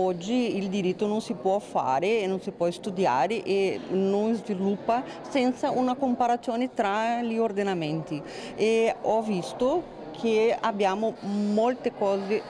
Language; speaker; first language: Italian; non-native, fluent; Portuguese